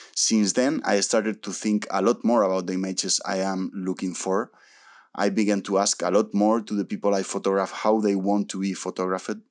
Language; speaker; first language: English; early bilingual, other home language; Spanish